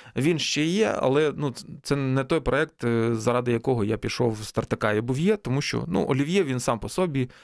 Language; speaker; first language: Ukrainian; native; Ukrainian